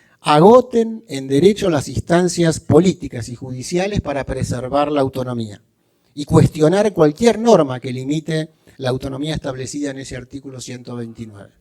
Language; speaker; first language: Spanish; native; Spanish